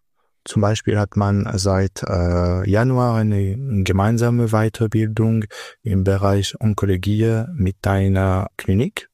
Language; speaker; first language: German; non-native, local second language; French